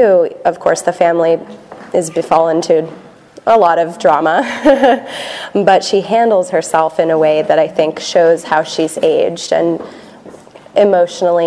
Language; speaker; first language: English; native; English